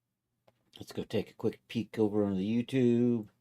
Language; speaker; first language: English; native; English